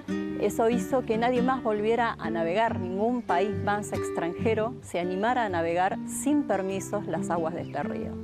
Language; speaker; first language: Spanish; native; Spanish